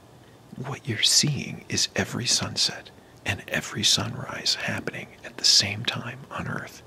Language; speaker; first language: English; native; English